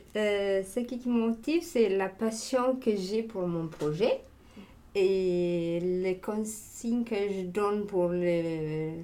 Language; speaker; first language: French; non-native, learner; Amharic